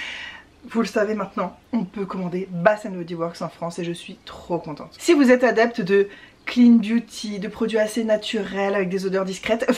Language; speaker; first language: French; native; French